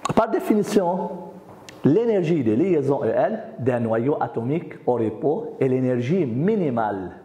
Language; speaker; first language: French; non-native, local second language; Arabic